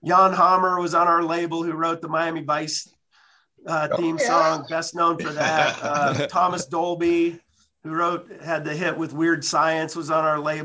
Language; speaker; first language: English; native; English